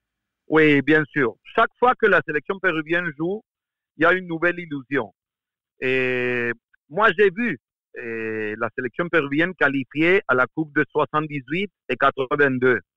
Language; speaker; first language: French; non-native, fluent; Spanish